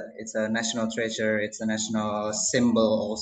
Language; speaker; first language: English; non-native, local second language; Indonesian